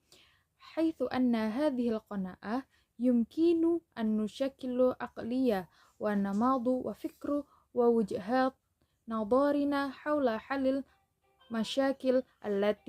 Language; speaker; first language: Arabic; non-native, learner; Indonesian